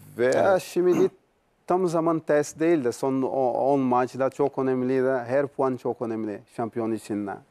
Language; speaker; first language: Turkish; non-native, learner; Portuguese